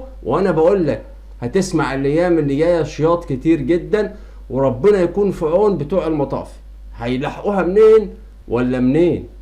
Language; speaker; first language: Arabic; native; Arabic